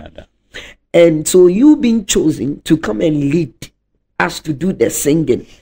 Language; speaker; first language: English; non-native, local second language; Akan